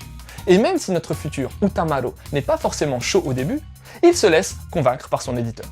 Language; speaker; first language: French; native; French